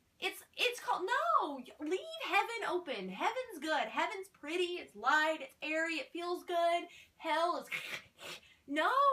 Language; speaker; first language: English; native; English